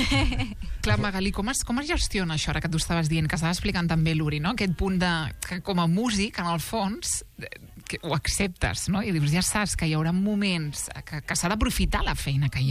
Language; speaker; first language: Catalan; native; Catalan